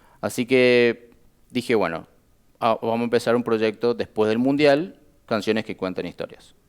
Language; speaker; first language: Spanish; native; Spanish